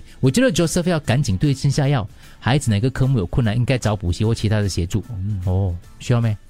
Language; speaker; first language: Chinese; native; Chinese